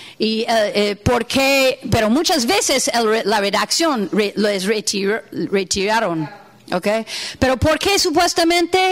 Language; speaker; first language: Spanish; non-native, fluent; English